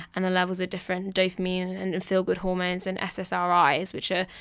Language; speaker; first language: English; native; English